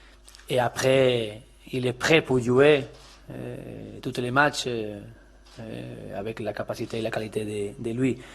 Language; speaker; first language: French; non-native, learner; Spanish